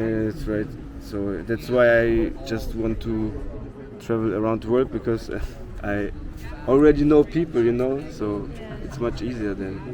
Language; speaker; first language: English; non-native, fluent; German